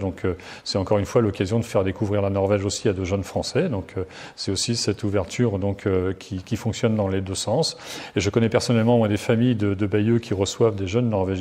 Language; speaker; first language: French; native; French